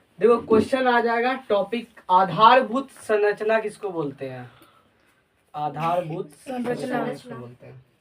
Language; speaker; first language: Hindi; native; Hindi